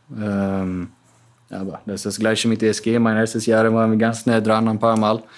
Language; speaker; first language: German; non-native, fluent; Swedish